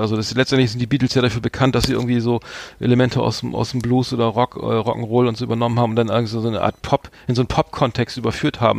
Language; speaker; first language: German; native; German